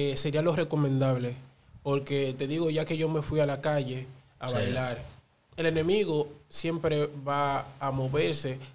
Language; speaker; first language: Spanish; native; Spanish